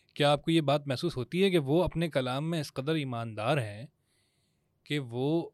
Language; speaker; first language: Urdu; native; Urdu